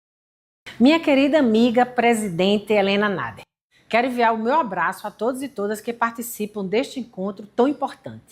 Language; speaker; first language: Portuguese; native; Portuguese